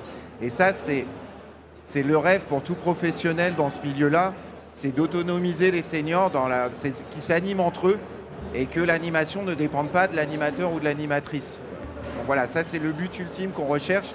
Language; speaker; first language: French; native; French